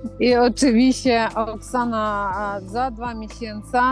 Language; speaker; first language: Polish; non-native, fluent; Ukrainian